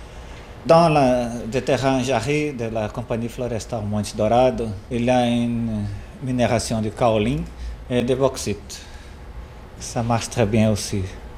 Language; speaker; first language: French; non-native, fluent; Portuguese